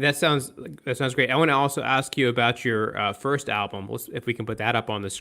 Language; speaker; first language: English; native; English